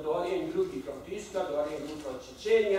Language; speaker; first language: Swedish; non-native, fluent; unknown